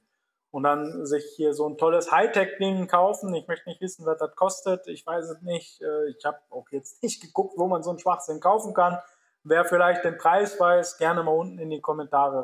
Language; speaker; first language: German; native; German